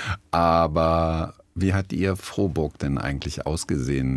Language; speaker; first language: German; native; German